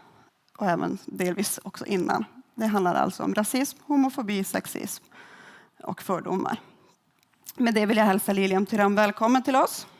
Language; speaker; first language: Swedish; native; Swedish